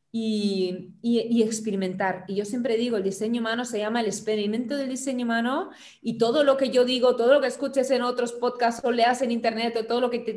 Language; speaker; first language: Spanish; non-native, fluent; German